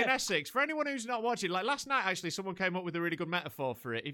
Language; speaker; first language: English; native; English